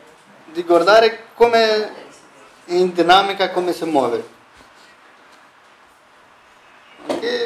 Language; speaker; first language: Italian; non-native, fluent; Romanian